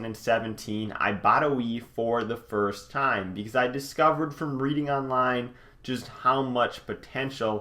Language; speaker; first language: English; native; English